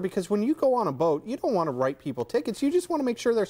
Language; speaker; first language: English; native; English